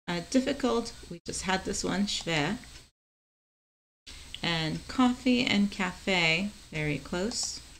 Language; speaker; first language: English; non-native, fluent; Spanish